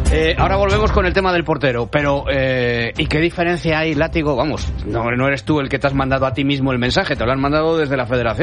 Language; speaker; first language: Spanish; native; Spanish